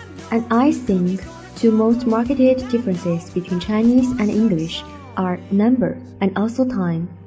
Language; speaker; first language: English; non-native, fluent; Chinese